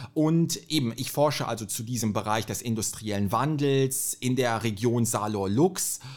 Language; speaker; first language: German; native; German